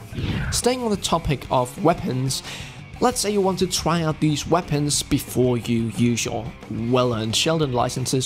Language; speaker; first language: English; non-native, fluent; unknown